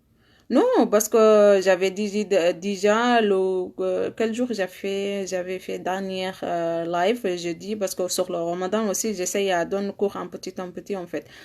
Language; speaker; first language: French; non-native, learner; Arabic